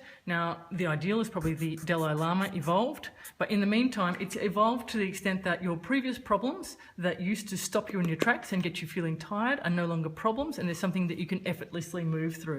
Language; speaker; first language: English; native; English